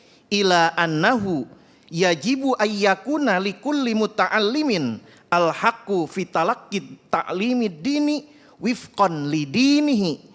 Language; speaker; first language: Arabic; non-native, fluent; Indonesian